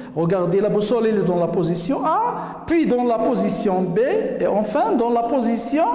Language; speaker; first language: French; non-native, local second language; Arabic